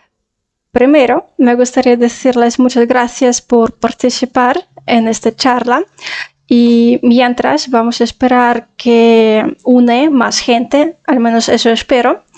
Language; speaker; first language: Spanish; non-native, fluent; Russian